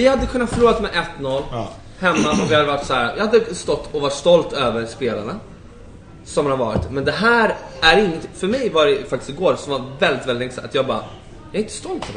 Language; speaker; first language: Swedish; native; Swedish